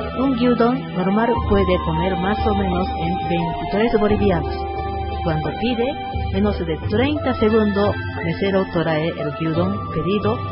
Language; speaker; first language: Spanish; non-native, learner; Japanese